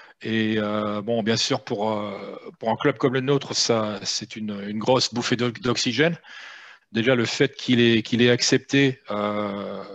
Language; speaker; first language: French; native; French